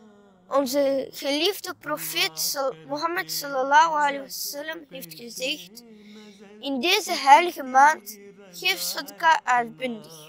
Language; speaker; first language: Dutch; early bilingual, other home language; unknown